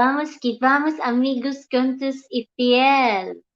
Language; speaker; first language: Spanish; non-native, learner; Filipino